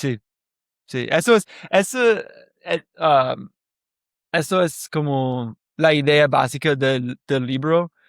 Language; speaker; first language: Spanish; non-native, learner; English